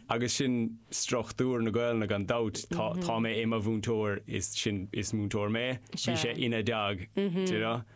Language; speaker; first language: Irish; non-native, local second language; English